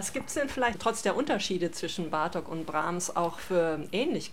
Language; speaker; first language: German; native; German